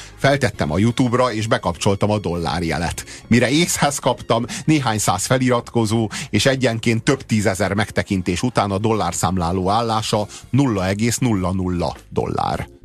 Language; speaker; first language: Hungarian; native; Hungarian